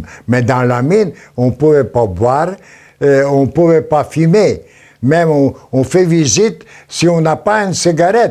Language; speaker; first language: French; non-native, learner; Polish